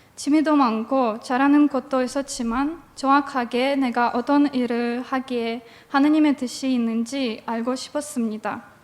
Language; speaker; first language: Korean; non-native, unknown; Russian